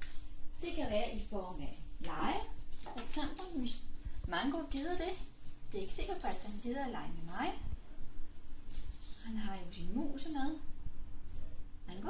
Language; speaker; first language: Danish; non-native, fluent; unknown